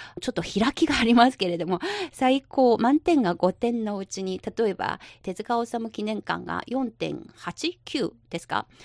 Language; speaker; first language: Japanese; non-native, local second language; Chinese